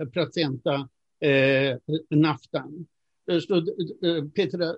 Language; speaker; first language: Russian; non-native, fluent; Swedish